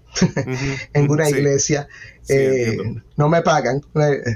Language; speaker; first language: Spanish; early bilingual, heritage; Spanish